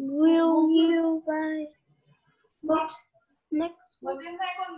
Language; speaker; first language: English; non-native, learner; Vietnamese